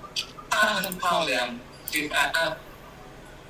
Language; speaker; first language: Chinese; non-native, learner; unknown